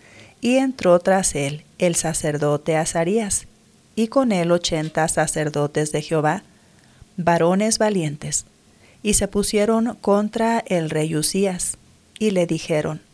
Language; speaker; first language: Spanish; native; Spanish